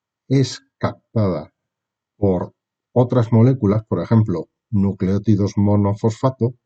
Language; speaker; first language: Spanish; native; Spanish